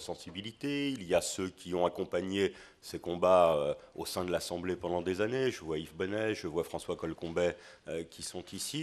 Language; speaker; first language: French; native; French